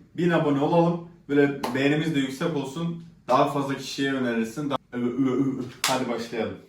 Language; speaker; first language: Turkish; native; Turkish